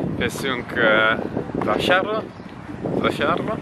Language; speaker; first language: Hungarian; non-native, learner; Dutch